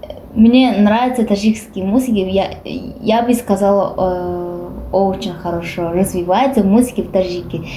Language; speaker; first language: Russian; non-native, learner; Japanese